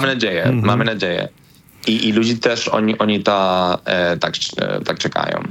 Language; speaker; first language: Polish; non-native, learner; Spanish